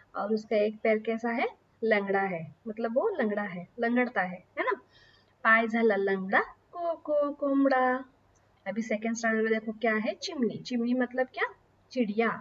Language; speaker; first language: Hindi; non-native, local second language; Marathi